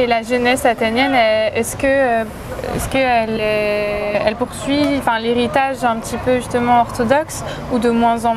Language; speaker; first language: French; native; French